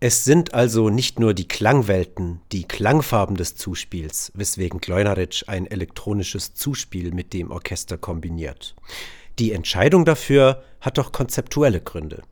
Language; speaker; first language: German; native; German